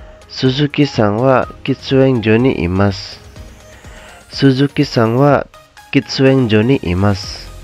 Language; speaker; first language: Japanese; non-native, fluent; Indonesian